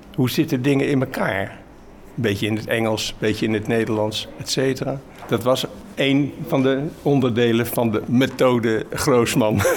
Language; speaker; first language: Dutch; native; Dutch